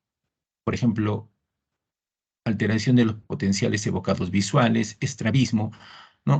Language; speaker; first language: Spanish; native; Spanish